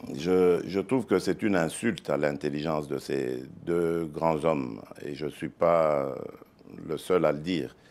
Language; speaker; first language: French; non-native, local second language; Luba-Lulua